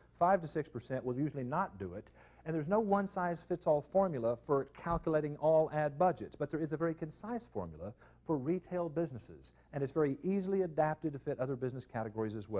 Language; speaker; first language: English; native; English